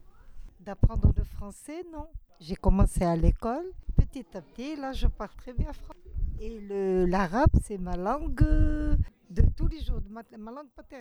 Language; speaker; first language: French; early bilingual, other home language; Arabic